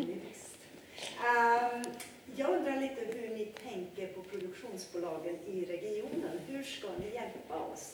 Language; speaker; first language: Swedish; native; Swedish